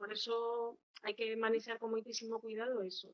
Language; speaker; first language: Spanish; non-native, local second language; Galician